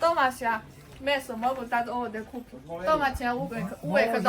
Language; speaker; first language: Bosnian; non-native, learner; Chinese